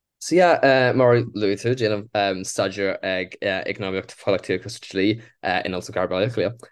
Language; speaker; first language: Irish; non-native, local second language; English